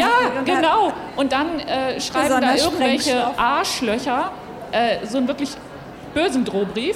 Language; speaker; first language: German; native; German